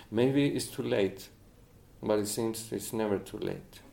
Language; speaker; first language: English; non-native, fluent; Spanish